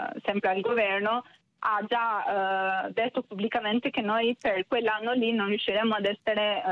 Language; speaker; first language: Italian; non-native, fluent; Albanian